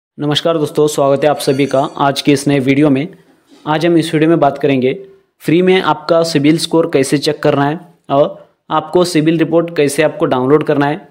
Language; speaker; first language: Hindi; non-native, local second language; Marathi